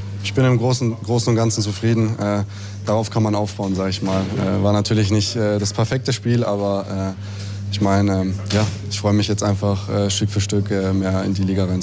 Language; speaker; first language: German; native; German